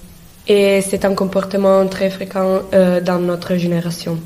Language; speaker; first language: French; non-native, learner; Italian